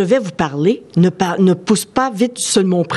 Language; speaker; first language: French; native; French